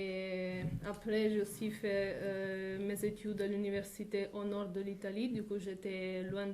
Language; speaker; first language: French; non-native, fluent; Italian